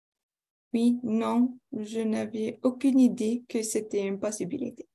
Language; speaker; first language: French; non-native, local second language; English